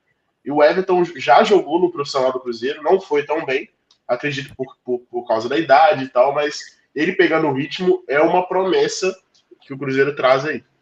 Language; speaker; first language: Portuguese; native; Portuguese